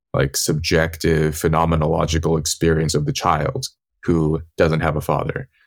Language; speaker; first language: English; native; English